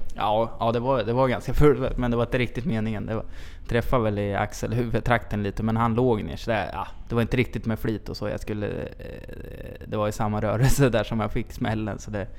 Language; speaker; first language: Swedish; native; Swedish